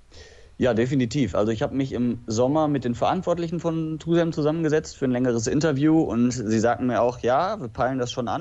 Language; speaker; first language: German; native; German